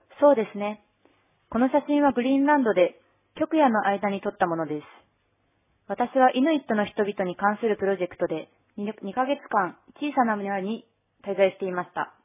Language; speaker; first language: Japanese; native; Japanese